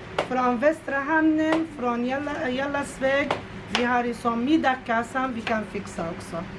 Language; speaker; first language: Swedish; non-native, learner; Arabic